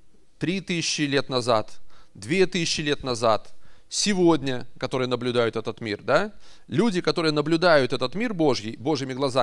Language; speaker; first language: Russian; native; Russian